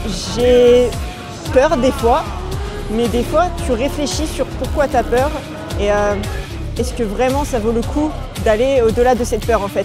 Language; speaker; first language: French; native; French